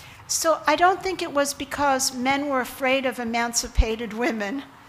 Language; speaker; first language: English; native; English